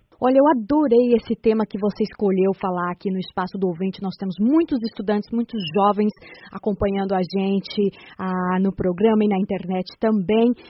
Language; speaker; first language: Portuguese; native; Portuguese